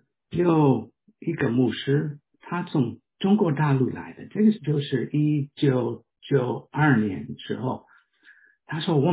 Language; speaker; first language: Chinese; non-native, fluent; English